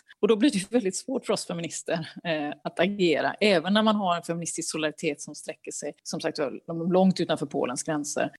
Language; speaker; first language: Swedish; native; Swedish